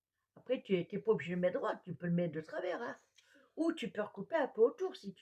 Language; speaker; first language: French; native; French